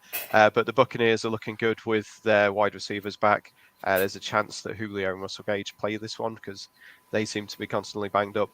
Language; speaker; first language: English; native; English